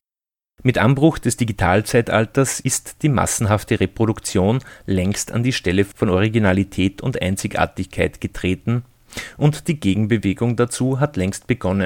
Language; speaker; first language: German; native; German